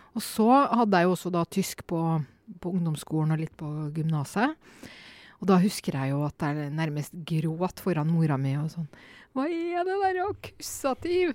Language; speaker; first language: Norwegian; native; Norwegian